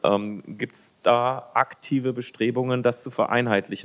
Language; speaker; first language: German; native; German